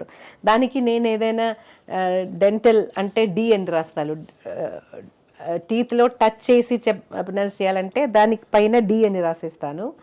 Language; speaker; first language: Telugu; non-native, local second language; Malayalam